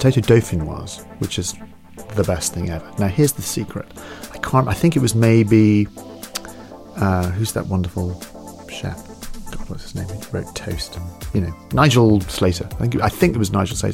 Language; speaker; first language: English; native; English